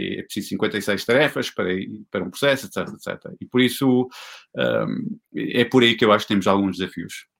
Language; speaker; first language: Portuguese; non-native, fluent; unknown